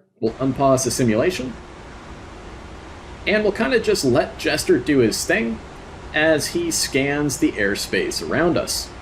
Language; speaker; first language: English; native; English